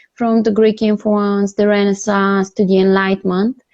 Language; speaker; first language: English; non-native, fluent; Bulgarian